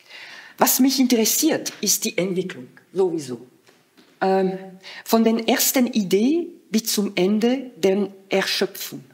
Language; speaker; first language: German; non-native, fluent; French